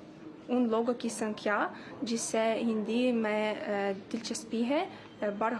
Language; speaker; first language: Hindi; non-native, fluent; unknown